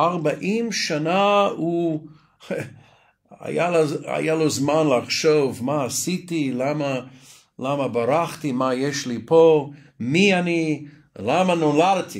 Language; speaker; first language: Hebrew; non-native, fluent; English